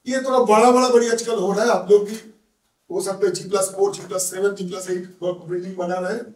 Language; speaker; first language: Hindi; non-native, local second language; Bangla